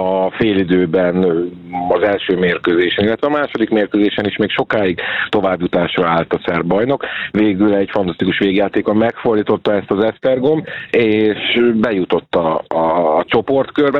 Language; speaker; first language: Hungarian; native; Hungarian